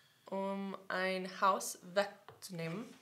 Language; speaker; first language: German; non-native, learner; English